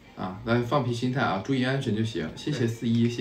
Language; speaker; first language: Chinese; native; Chinese